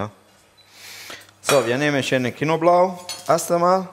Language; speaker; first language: German; non-native, learner; Italian